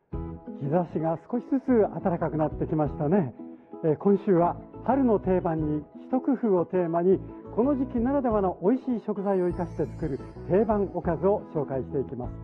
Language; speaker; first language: Japanese; native; Japanese